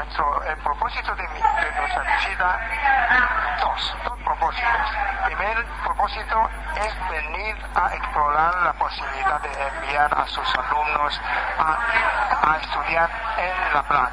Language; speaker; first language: Spanish; non-native, fluent; Chinese